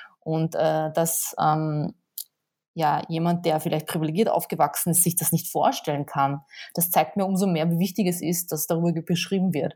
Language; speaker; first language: German; native; German